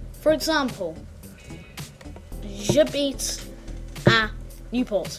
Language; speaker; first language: French; non-native, learner; English